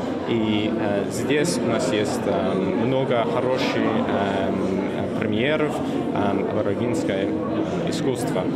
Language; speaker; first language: Russian; non-native, learner; English